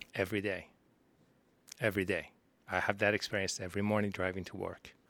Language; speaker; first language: English; non-native, fluent; Persian